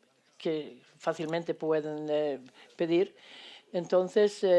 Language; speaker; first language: Spanish; non-native, fluent; Swedish